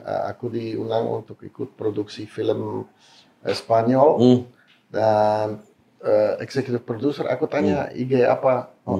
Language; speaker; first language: Indonesian; non-native, fluent; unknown